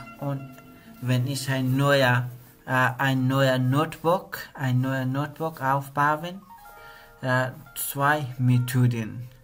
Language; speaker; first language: German; non-native, learner; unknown